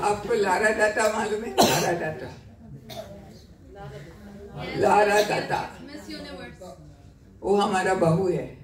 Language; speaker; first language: Hindi; non-native, local second language; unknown